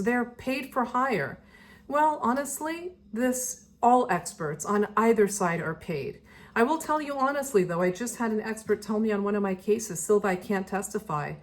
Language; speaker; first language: English; native; English